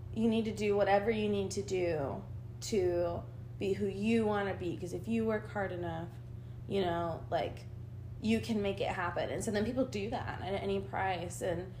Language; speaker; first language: English; early bilingual, other home language; Spanish